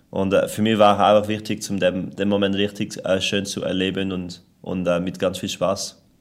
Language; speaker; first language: German; non-native, local second language; French